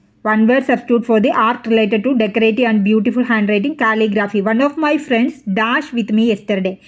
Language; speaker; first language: English; non-native, local second language; Malayalam